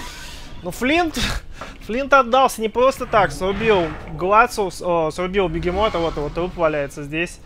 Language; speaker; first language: Russian; native; Russian